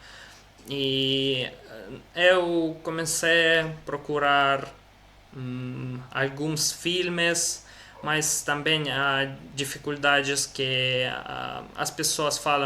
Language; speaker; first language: Portuguese; non-native, learner; Russian